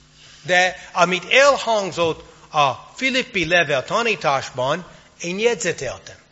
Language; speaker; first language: Hungarian; non-native, fluent; English